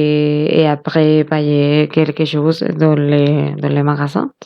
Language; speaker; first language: French; non-native, learner; Spanish